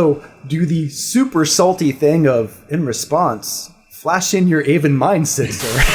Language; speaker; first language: English; native; English